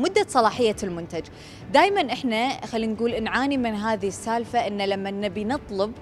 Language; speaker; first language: Arabic; native; Arabic